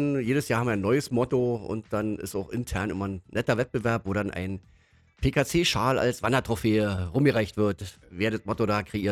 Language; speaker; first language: German; native; German